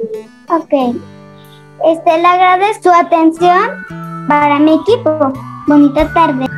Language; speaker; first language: Spanish; native; Spanish